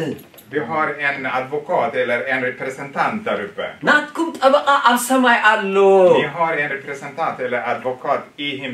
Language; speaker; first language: Swedish; non-native, fluent; Tigrinya